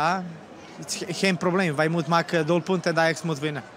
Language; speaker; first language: Dutch; non-native, learner; Serbian